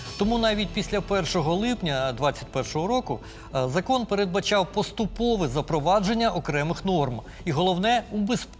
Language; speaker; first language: Ukrainian; native; Ukrainian